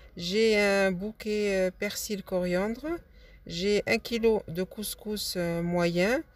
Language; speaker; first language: French; non-native, local second language; Arabic